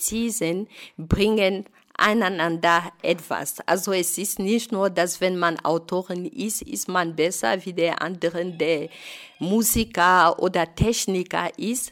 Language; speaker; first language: German; non-native, fluent; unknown